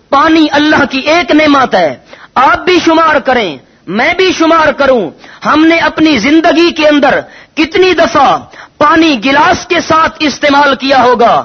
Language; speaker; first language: Urdu; non-native, local second language; Punjabi